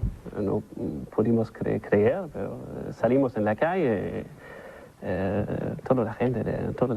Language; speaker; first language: Spanish; non-native, learner; German